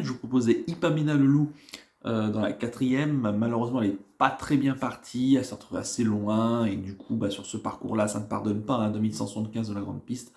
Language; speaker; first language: French; native; French